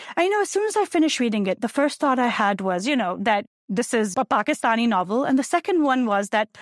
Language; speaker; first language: English; non-native, local second language; Urdu